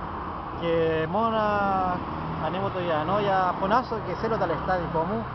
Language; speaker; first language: Greek; non-native, learner; Spanish